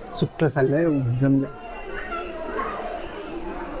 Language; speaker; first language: French; non-native, fluent; Spanish